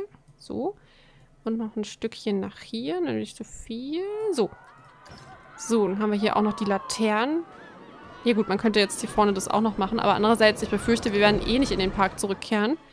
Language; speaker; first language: German; native; German